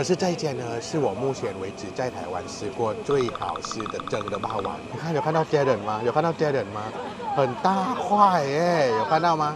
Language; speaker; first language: Chinese; non-native, fluent; Thai